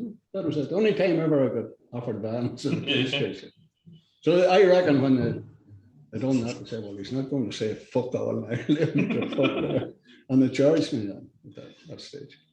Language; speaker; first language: English; native; English